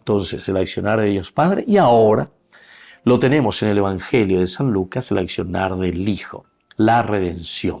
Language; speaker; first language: Spanish; native; Spanish